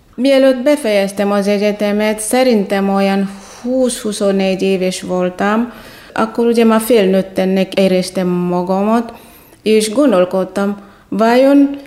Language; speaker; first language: Hungarian; non-native, fluent; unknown